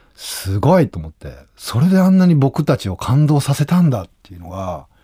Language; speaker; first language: Japanese; native; Japanese